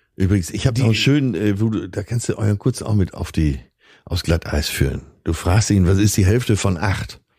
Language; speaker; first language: German; native; German